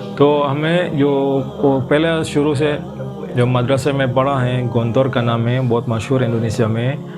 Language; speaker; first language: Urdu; non-native, fluent; Indonesian